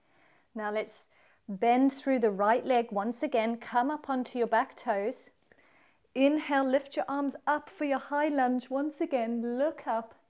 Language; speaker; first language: English; native; English